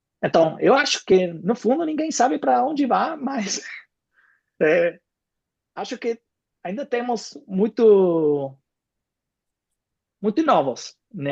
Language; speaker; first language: Portuguese; non-native, fluent; Spanish